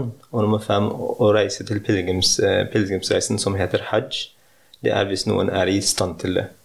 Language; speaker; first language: Norwegian; early bilingual, heritage; Norwegian